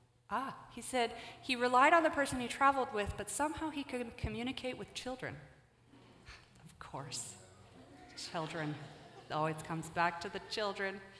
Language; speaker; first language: English; native; English